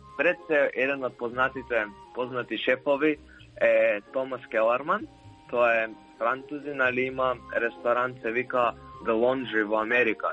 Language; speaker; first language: Macedonian; native; Macedonian